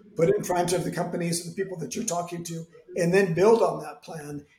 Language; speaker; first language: English; native; English